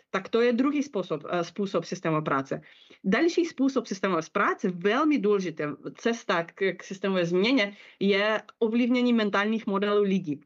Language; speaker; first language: Czech; non-native, fluent; Russian